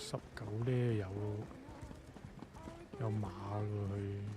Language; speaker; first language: Chinese; native; Chinese